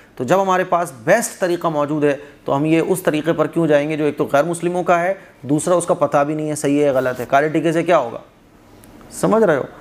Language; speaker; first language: Urdu; native; Urdu